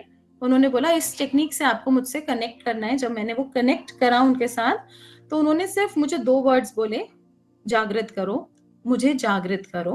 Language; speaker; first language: Hindi; native; Hindi